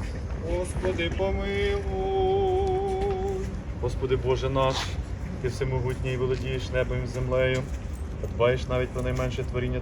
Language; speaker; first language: Ukrainian; native; Ukrainian